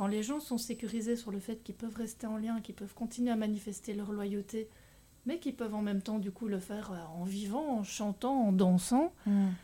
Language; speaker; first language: French; native; French